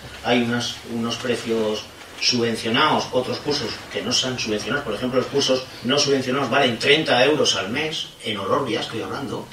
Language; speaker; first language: Spanish; native; Spanish